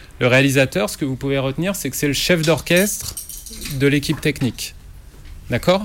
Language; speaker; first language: French; native; French